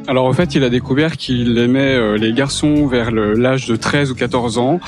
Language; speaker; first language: French; native; French